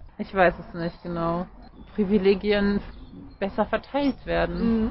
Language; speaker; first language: German; native; German